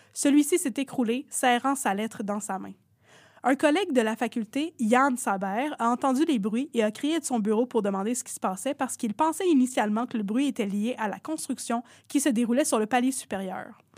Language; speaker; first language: French; native; French